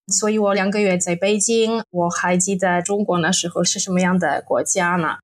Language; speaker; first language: Chinese; non-native, fluent; Polish